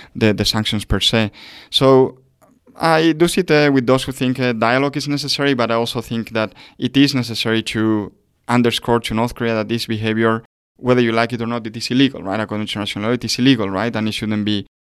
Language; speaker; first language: English; non-native, fluent; Spanish